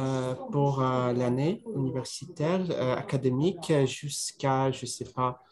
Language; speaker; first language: French; non-native, fluent; Russian